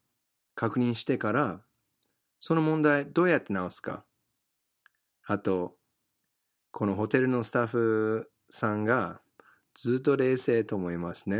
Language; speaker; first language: Japanese; non-native, fluent; English